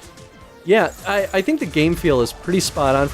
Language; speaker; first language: English; native; English